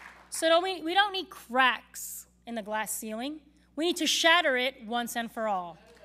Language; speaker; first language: English; non-native, local second language; Spanish